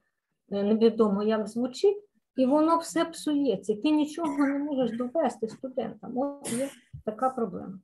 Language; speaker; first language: Ukrainian; native; Ukrainian